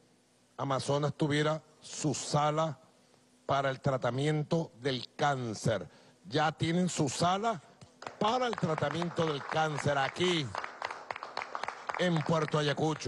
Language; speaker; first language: Spanish; native; Spanish